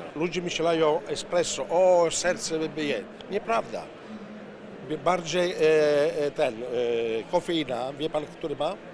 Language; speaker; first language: Polish; non-native, learner; Italian